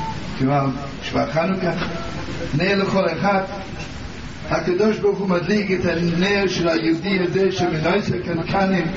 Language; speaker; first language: Hebrew; non-native, learner; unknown